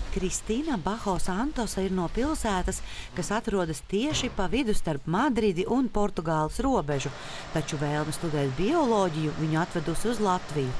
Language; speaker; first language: Latvian; native; Latvian